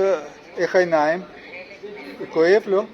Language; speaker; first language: Hebrew; non-native, learner; Russian